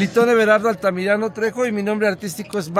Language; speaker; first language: Spanish; native; Spanish